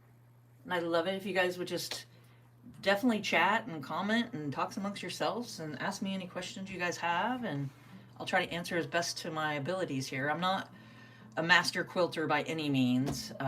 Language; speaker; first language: English; native; English